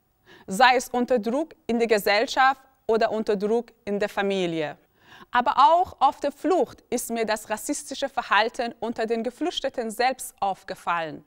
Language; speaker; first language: German; early bilingual, other home language; Persian